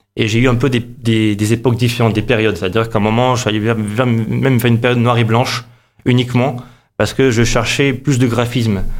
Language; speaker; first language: French; native; French